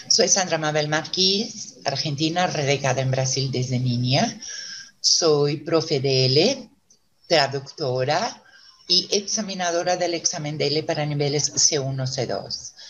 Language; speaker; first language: Spanish; early bilingual, other home language; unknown